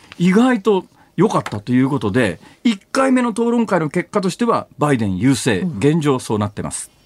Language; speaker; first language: Japanese; native; Japanese